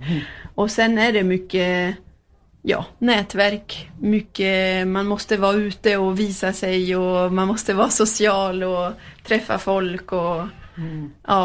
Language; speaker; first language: Swedish; early bilingual, heritage; Swedish